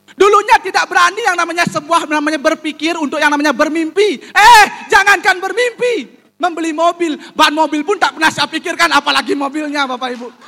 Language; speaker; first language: Indonesian; native; Indonesian